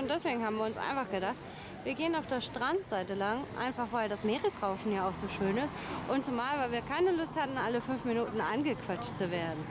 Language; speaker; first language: German; native; German